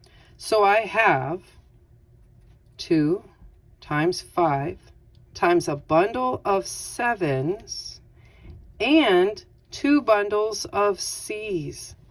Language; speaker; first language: English; native; English